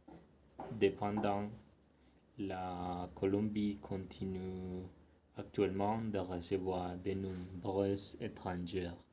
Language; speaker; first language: French; non-native, learner; Spanish